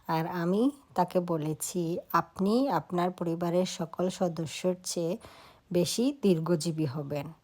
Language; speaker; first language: Bangla; non-native, local second language; Sylheti